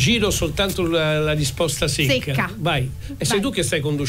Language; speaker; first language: Italian; native; Italian